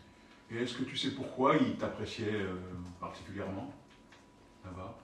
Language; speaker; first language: French; native; French